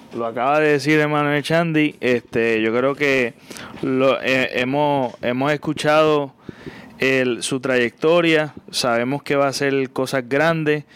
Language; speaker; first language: Spanish; native; Spanish